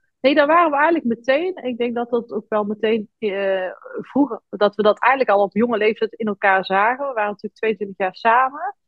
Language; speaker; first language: Dutch; native; Dutch